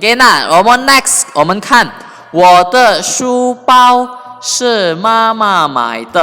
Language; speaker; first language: Chinese; non-native, fluent; Indonesian